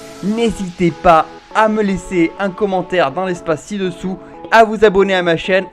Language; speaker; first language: French; native; French